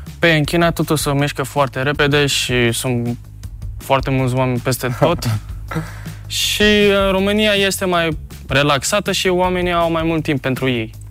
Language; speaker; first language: Romanian; early bilingual, other home language; Chinese